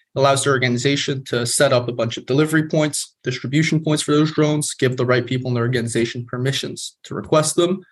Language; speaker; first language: English; non-native, fluent; Polish